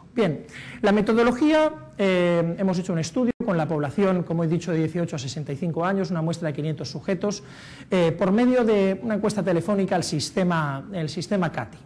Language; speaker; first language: Spanish; native; Spanish